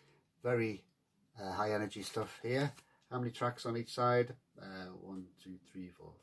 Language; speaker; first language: English; native; English